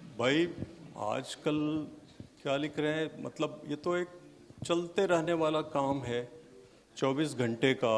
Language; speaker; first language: Hindi; non-native, local second language; Magahi